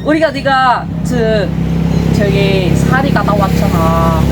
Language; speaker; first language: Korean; non-native, learner; Filipino